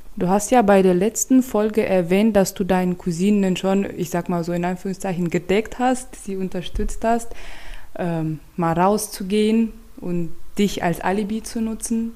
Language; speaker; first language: German; non-native, fluent; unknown